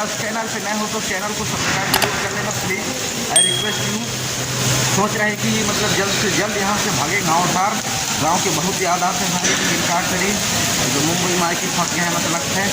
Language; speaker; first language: Hindi; non-native, local second language; Chhattisgarhi